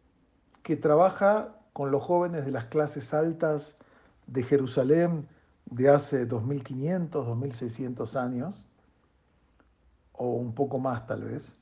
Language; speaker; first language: Spanish; native; Spanish